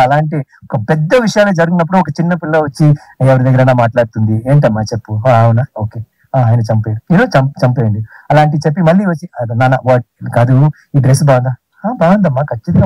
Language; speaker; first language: Telugu; non-native, learner; Tamil